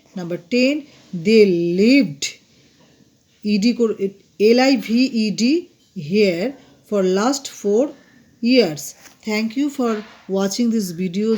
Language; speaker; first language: English; non-native, local second language; Bangla